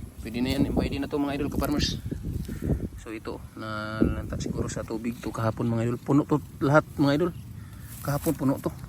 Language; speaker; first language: Filipino; native; Filipino